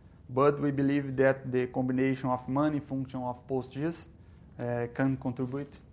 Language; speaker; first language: English; non-native, learner; Portuguese